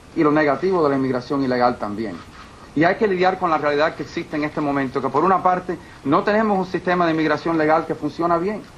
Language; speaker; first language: Spanish; early bilingual, heritage; Spanish